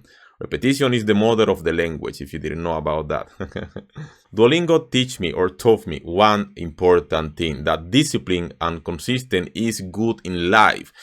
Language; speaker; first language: English; non-native, fluent; Spanish